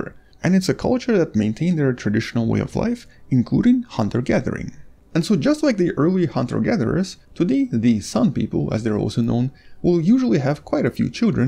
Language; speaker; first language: English; non-native, fluent; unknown